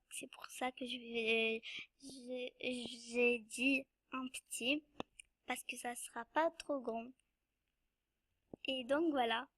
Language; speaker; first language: French; non-native, local second language; Arabic